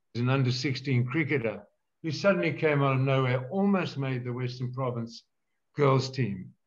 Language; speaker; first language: English; native; English